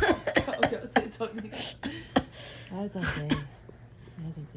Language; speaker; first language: Chinese; native; Chinese